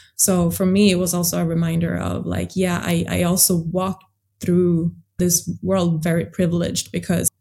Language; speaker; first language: English; early bilingual, other home language; Swedish